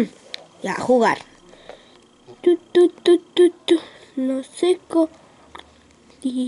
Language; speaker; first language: Spanish; native; Spanish